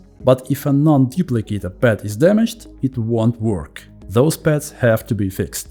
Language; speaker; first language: English; non-native, fluent; Russian